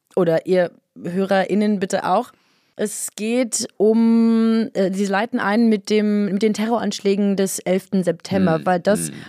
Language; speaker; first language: German; native; German